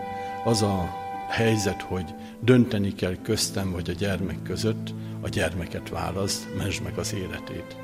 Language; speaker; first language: Hungarian; native; Hungarian